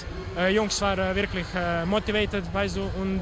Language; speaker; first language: German; non-native, fluent; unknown